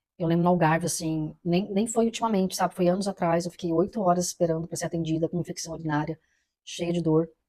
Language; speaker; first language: Portuguese; native; Portuguese